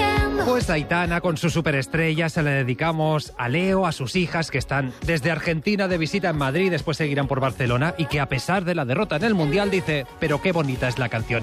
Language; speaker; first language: Spanish; native; Spanish